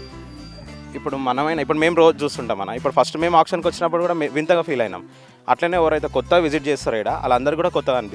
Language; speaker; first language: Telugu; native; Telugu